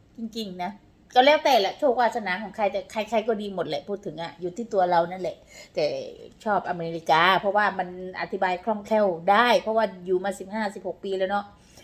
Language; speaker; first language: Thai; non-native, local second language; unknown